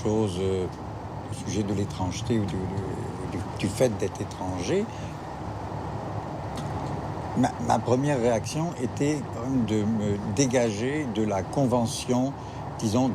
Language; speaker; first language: French; native; French